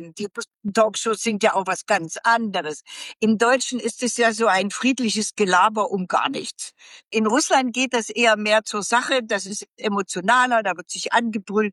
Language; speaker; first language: German; native; German